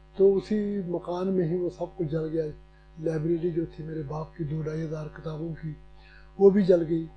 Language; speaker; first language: Urdu; non-native, local second language; Punjabi